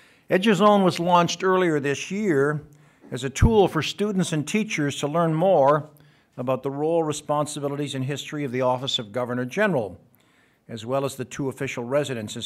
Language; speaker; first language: English; native; English